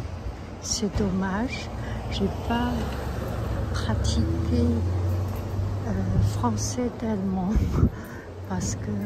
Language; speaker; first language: French; non-native, learner; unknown